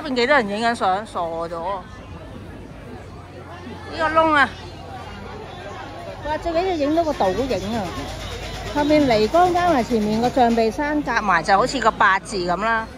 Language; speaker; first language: Chinese; native; Chinese